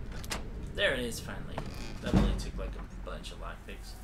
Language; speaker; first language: English; native; English